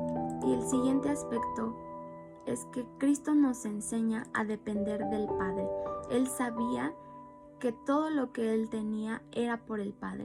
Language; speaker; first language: Spanish; native; Spanish